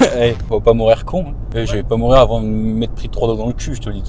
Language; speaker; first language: French; native; French